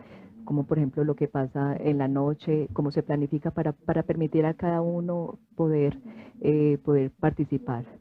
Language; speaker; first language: Spanish; non-native, fluent; French